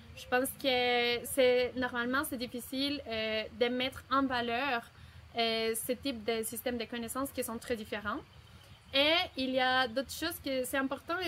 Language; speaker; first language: French; non-native, fluent; Spanish